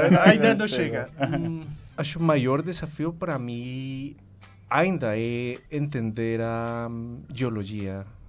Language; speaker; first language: Portuguese; non-native, fluent; Spanish